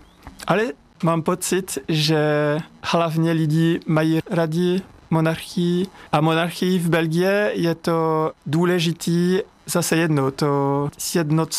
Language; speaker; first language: Czech; non-native, fluent; French